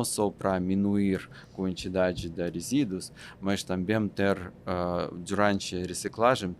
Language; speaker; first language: Portuguese; non-native, fluent; Russian